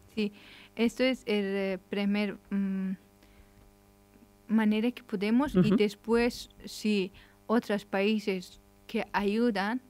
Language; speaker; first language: Spanish; non-native, learner; Persian